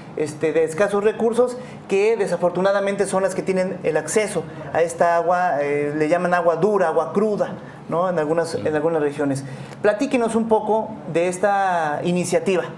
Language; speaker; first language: Spanish; native; Spanish